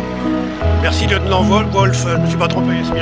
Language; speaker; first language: French; native; French